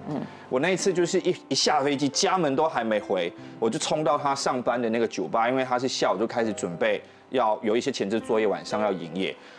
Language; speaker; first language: Chinese; native; Chinese